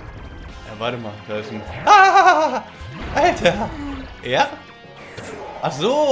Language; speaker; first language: German; native; German